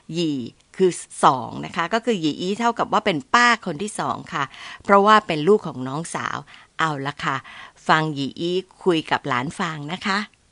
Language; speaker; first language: Thai; native; Thai